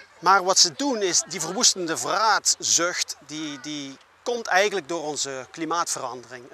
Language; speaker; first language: Dutch; native; Dutch